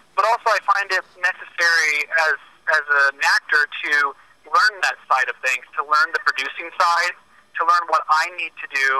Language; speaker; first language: English; native; English